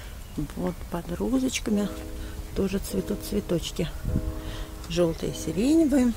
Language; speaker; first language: Russian; native; Russian